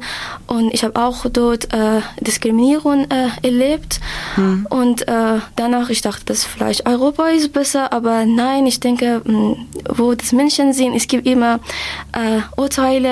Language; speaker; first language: German; non-native, learner; Persian